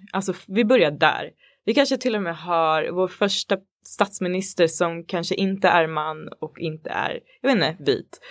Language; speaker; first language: Swedish; early bilingual, other home language; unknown